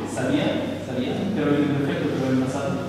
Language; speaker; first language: Spanish; non-native, learner; Arabic